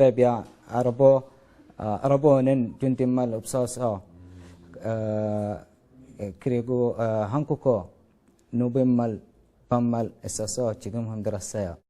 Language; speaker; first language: Korean; non-native, learner; Arabic